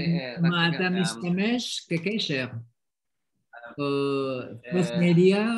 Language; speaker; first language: Hebrew; non-native, learner; Indonesian